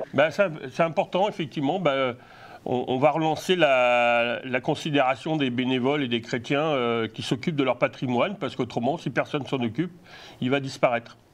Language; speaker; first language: French; native; French